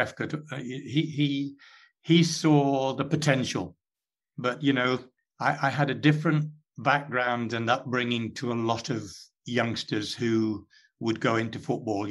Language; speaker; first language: English; native; English